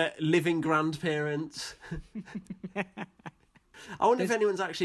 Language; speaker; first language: English; native; English